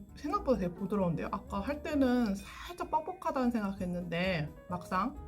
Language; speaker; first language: Korean; native; Korean